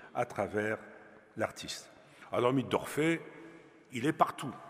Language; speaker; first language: French; native; French